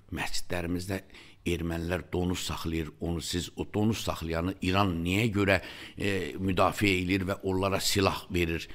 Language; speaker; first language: Azerbaijani; native; Azerbaijani